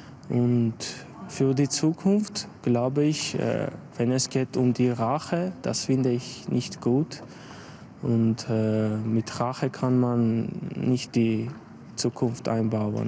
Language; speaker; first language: German; non-native, fluent; Armenian